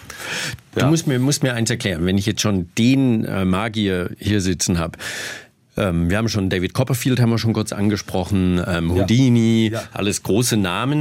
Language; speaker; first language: German; native; German